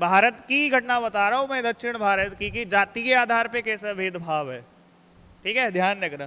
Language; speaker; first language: Hindi; native; Hindi